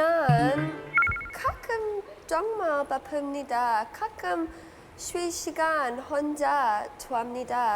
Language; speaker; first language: Korean; non-native, learner; Polish